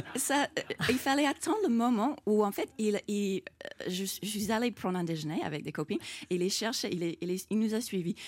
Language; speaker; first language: French; non-native, fluent; English